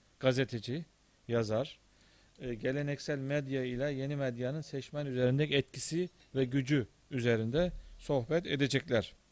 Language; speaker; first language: Turkish; native; Turkish